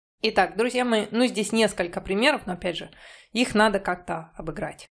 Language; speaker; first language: Russian; native; Russian